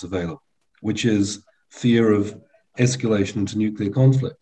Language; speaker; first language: English; native; English